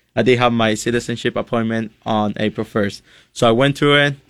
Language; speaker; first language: English; non-native, fluent; Spanish